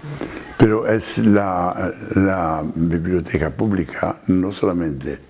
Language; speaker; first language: Spanish; non-native, fluent; French